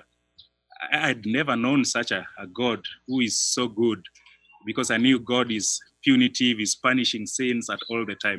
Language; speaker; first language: English; non-native, local second language; Luo (Kenya and Tanzania)